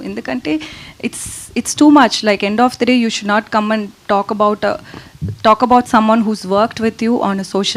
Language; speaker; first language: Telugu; non-native, learner; Tamil